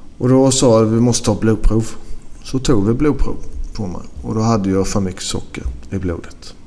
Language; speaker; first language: Swedish; native; Swedish